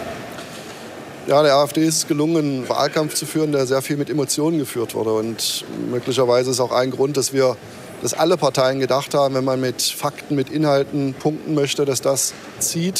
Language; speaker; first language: German; native; German